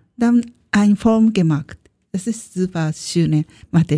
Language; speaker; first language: German; non-native, learner; Japanese